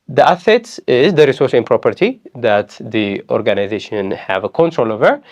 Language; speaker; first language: English; non-native, local second language; Amharic